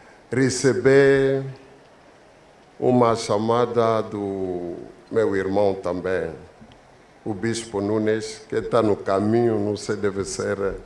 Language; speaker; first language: Portuguese; non-native, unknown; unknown